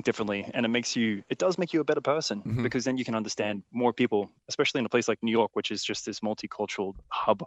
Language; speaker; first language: English; native; English